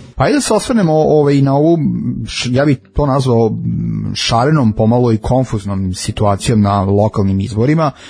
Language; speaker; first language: Serbian; native; Serbian